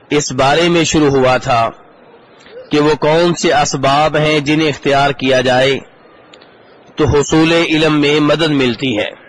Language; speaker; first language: Urdu; native; Urdu